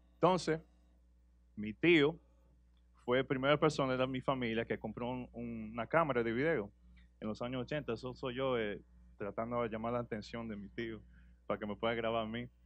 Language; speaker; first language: Spanish; early bilingual, heritage; Spanish